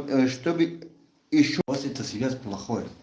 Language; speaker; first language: Russian; non-native, learner; Tajik